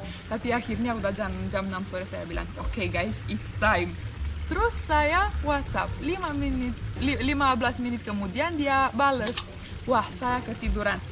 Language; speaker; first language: Indonesian; non-native, fluent; Romanian